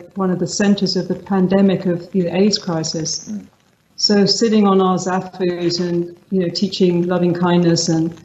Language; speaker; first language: English; native; English